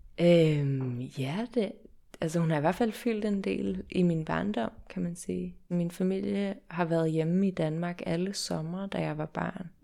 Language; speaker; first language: Danish; early bilingual, heritage; Danish